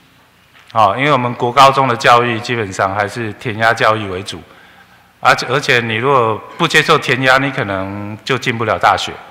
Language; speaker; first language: Chinese; native; Chinese